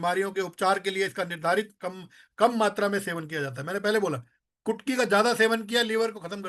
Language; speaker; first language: Hindi; native; Hindi